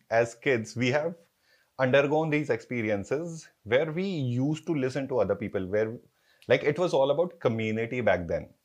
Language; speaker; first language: Hindi; native; Hindi